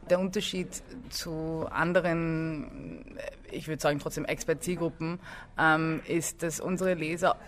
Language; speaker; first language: German; early bilingual, other home language; English